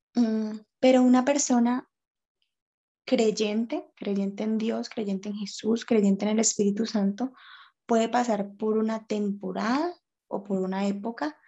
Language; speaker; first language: Spanish; native; Spanish